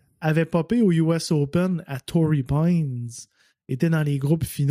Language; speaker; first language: French; native; French